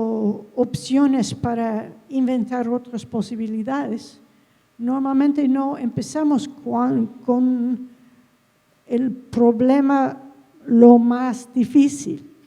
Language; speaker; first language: Spanish; non-native, fluent; English